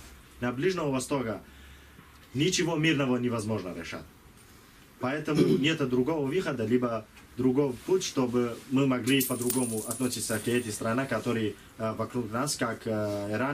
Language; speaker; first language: Russian; non-native, learner; Kurdish